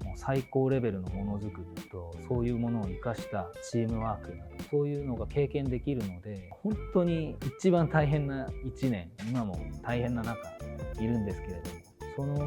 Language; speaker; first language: Japanese; non-native, fluent; Korean